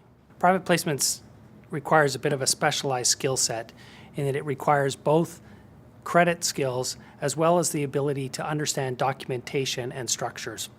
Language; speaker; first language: English; native; English